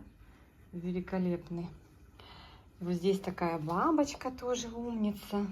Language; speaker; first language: Russian; native; Russian